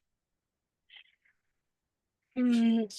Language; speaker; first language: English; non-native, learner; Hindi